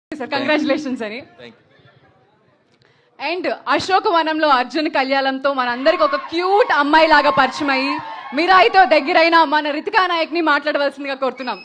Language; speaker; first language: Telugu; native; Telugu